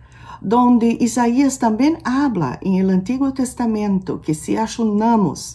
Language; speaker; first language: Spanish; non-native, learner; Portuguese